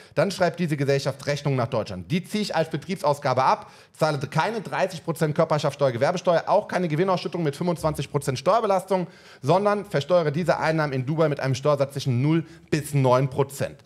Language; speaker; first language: German; native; German